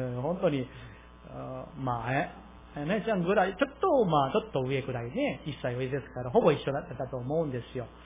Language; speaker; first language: Japanese; non-native, fluent; Korean